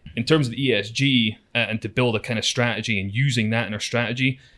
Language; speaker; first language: English; native; English